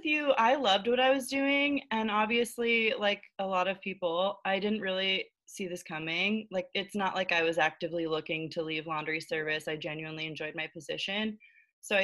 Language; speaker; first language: English; native; English